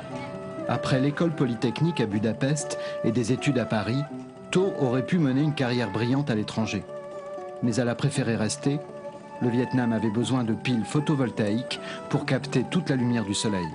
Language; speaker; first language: French; native; French